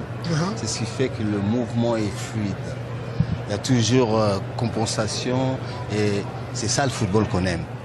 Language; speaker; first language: French; native; French